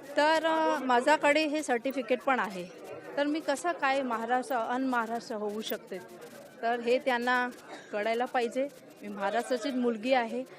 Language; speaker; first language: Marathi; non-native, local second language; Gujarati